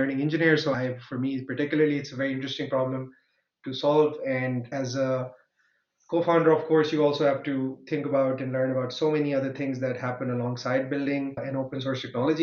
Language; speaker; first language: English; non-native, local second language; Urdu